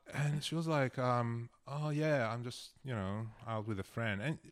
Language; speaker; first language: English; non-native, fluent; Italian